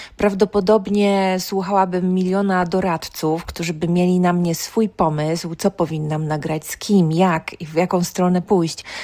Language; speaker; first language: Polish; native; Polish